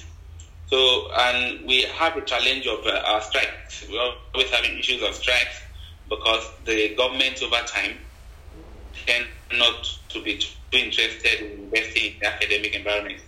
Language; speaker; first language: English; non-native, local second language; Ibibio